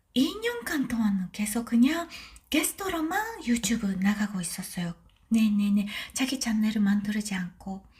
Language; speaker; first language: Korean; non-native, learner; Japanese